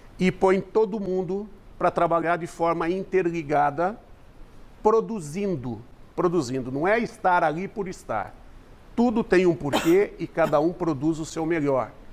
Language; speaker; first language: Portuguese; native; Portuguese